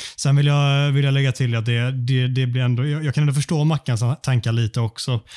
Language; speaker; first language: Swedish; native; Swedish